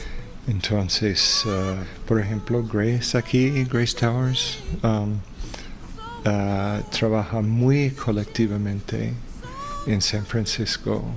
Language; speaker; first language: Spanish; non-native, fluent; English